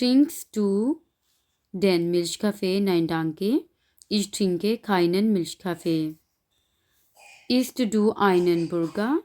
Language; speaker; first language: German; non-native, fluent; Urdu